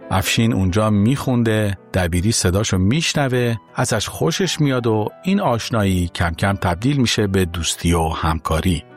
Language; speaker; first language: Persian; native; Persian